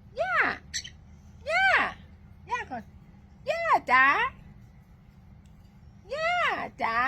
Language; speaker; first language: Thai; native; Thai